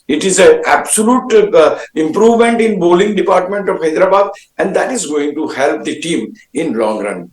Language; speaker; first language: English; non-native, local second language; Gujarati